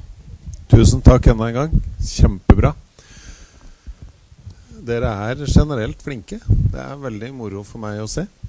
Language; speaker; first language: Norwegian; native; Norwegian